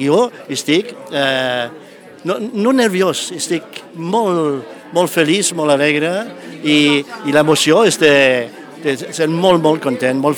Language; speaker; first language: Catalan; non-native, fluent; English